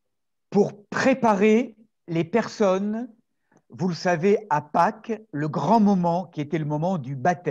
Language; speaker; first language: French; native; French